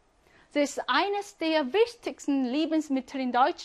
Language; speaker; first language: German; non-native, fluent; Korean